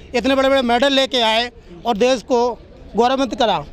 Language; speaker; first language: Hindi; native; Hindi